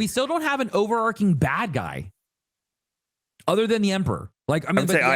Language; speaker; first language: English; native; English